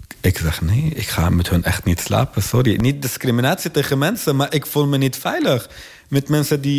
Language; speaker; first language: Dutch; non-native, learner; Arabic